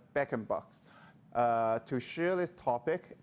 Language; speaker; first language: English; non-native, learner; Chinese